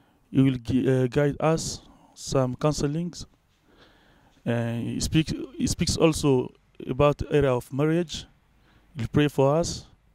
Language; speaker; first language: English; non-native, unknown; French